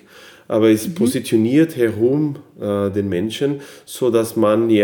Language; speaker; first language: German; non-native, fluent; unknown